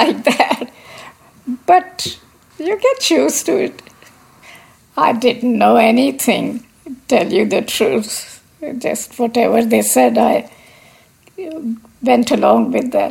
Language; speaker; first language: English; non-native, local second language; Punjabi